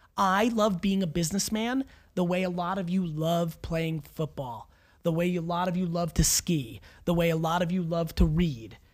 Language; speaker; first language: English; native; English